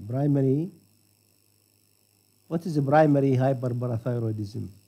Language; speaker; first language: English; non-native, fluent; Arabic